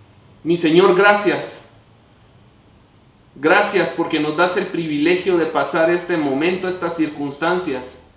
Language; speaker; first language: Spanish; native; Spanish